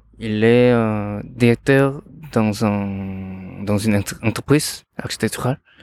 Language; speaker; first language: French; non-native, learner; Korean